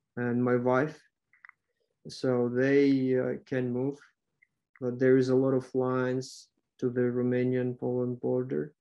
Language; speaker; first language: English; non-native, learner; Ukrainian